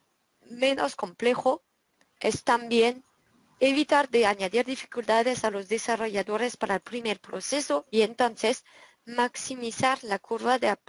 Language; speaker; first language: Spanish; non-native, fluent; French